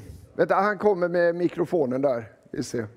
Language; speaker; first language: Swedish; native; Swedish